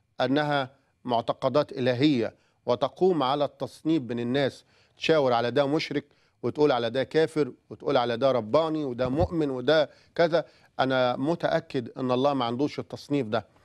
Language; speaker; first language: Arabic; native; Arabic